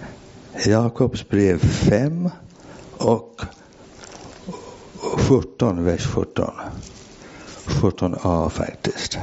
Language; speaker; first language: Swedish; non-native, fluent; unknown